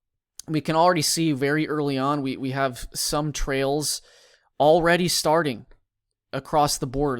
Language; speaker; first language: English; native; English